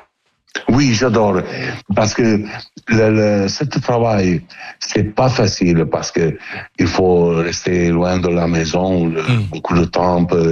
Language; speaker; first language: French; non-native, learner; Italian